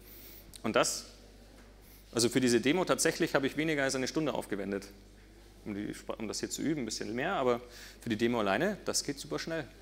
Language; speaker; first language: German; native; German